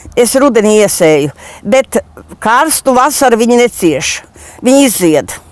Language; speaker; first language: Latvian; native; Latvian